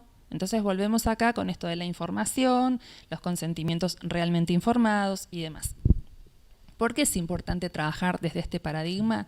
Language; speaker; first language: Spanish; native; Spanish